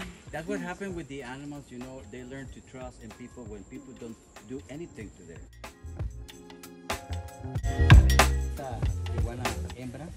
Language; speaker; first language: English; non-native, fluent; Spanish